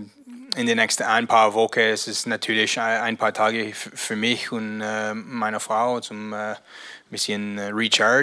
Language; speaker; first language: German; non-native, learner; English